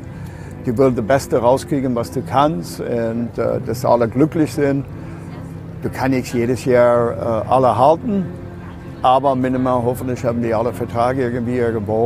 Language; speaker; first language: German; non-native, learner; English